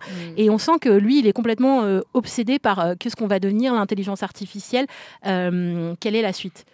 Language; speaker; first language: French; native; French